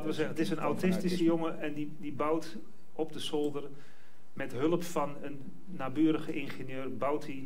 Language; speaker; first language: Dutch; native; Dutch